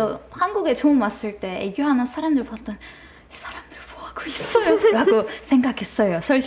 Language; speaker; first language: Korean; non-native, fluent; Turkish